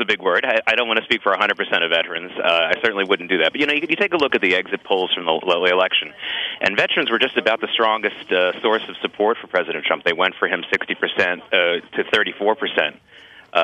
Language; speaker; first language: English; native; English